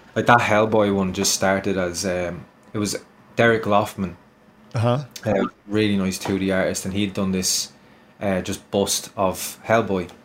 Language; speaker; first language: English; native; English